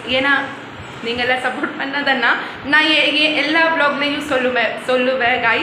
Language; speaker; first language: Tamil; non-native, local second language; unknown